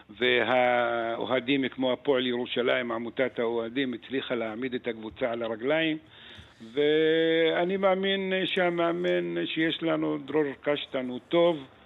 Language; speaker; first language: Hebrew; non-native, local second language; Arabic